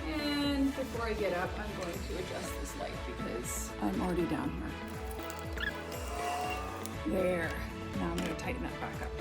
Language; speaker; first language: English; native; English